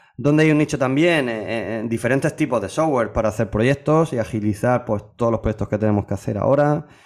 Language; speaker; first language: Spanish; native; Spanish